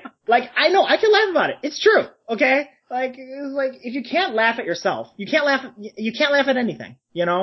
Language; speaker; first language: English; native; English